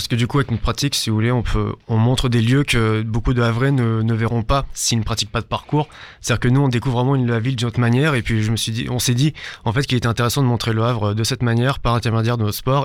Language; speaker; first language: French; native; French